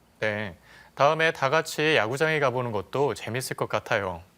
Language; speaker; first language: Korean; native; Korean